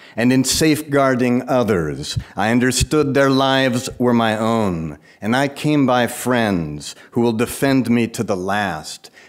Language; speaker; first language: English; native; English